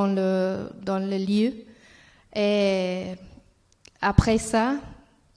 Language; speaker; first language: French; non-native, learner; Spanish